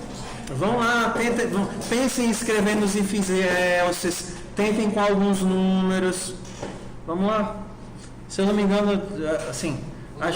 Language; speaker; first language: Portuguese; native; Portuguese